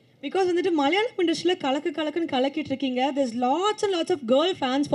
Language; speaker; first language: Tamil; native; Tamil